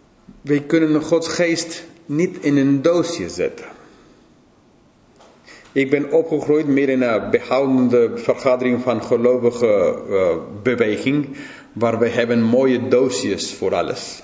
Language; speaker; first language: Dutch; non-native, fluent; English